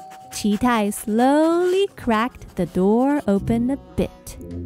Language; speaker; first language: English; non-native, fluent; Chinese